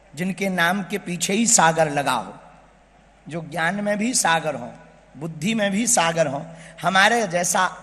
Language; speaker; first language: Hindi; native; Hindi